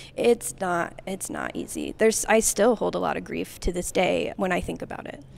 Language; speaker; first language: English; native; English